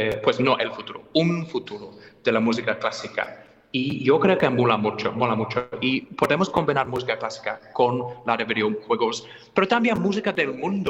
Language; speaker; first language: Spanish; non-native, fluent; English